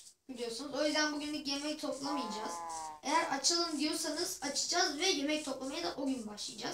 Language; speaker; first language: Turkish; native; Turkish